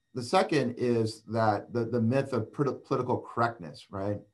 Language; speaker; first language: English; native; English